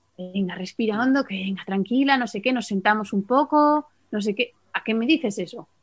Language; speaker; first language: Spanish; native; Spanish